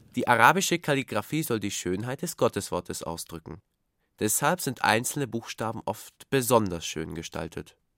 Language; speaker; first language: German; native; German